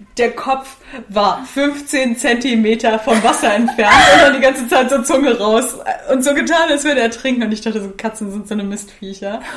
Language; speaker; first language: German; early bilingual, other home language; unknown